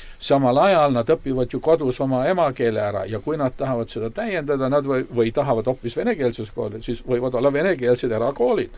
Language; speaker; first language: Estonian; native; Estonian